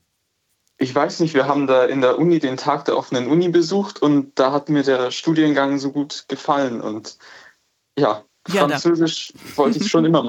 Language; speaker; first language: German; native; German